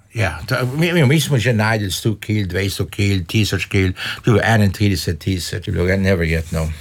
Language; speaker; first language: Slovenian; early bilingual, heritage; Slovenian